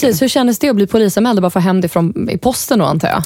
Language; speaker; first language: Swedish; native; Swedish